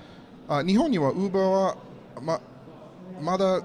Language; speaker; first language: Japanese; non-native, learner; English